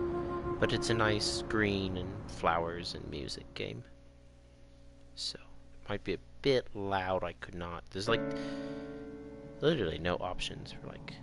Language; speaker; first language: English; native; English